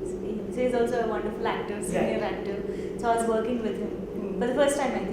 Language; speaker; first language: English; non-native, local second language; Telugu